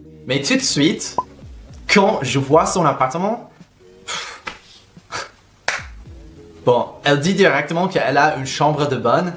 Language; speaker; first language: French; non-native, fluent; English